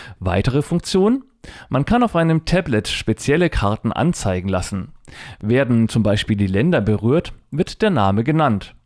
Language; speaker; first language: German; native; German